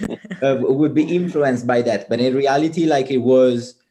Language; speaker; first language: English; non-native, fluent; Italian